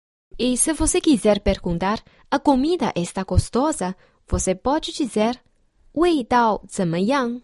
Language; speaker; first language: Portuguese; non-native, fluent; Chinese